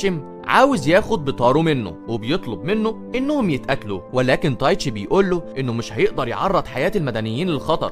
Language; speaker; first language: Arabic; native; Arabic